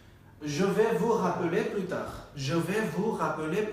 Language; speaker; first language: French; non-native, fluent; Bangla